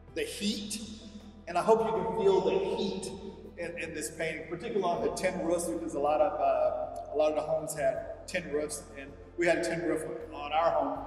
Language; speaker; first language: English; native; English